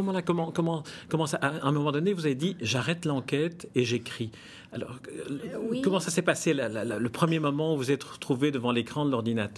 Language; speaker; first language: French; native; French